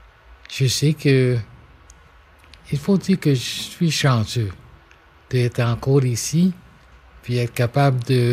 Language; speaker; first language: French; non-native, local second language; English